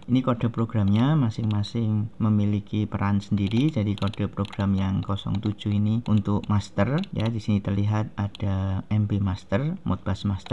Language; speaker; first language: Indonesian; native; Indonesian